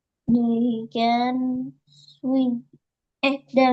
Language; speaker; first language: English; non-native, learner; Indonesian